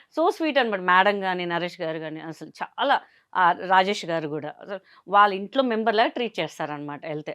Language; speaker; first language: Telugu; non-native, local second language; Hindi